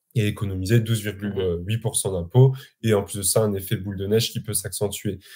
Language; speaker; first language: French; native; French